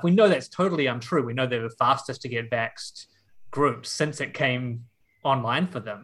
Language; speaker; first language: English; native; English